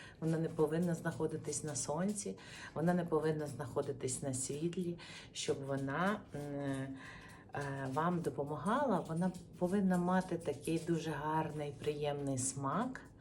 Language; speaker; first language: Ukrainian; native; Ukrainian